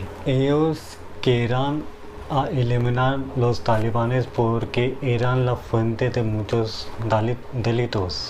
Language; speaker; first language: Spanish; non-native, learner; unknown